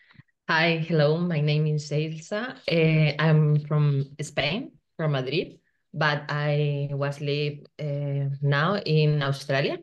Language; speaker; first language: English; non-native, learner; Spanish